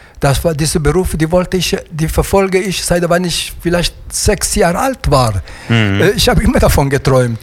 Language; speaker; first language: German; non-native, fluent; Italian